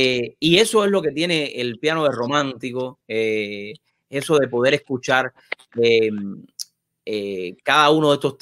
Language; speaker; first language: Spanish; native; Spanish